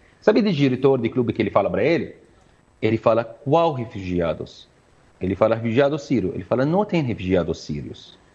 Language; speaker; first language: Portuguese; non-native, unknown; Arabic